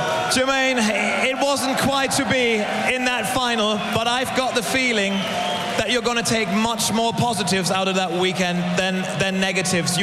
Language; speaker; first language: English; non-native, fluent; German